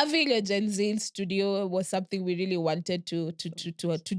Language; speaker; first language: English; non-native, local second language; Swahili